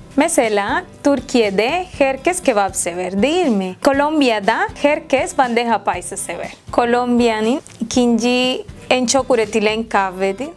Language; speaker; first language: Turkish; non-native, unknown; Spanish